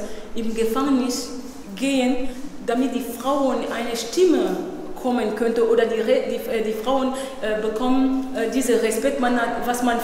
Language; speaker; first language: German; non-native, learner; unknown